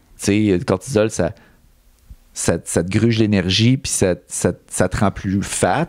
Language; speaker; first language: French; native; French